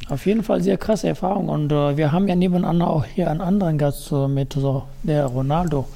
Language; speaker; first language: German; non-native, learner; Persian